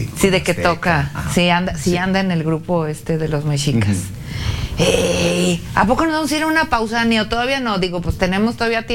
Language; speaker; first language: Spanish; native; Spanish